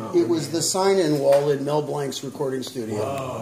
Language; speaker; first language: English; native; English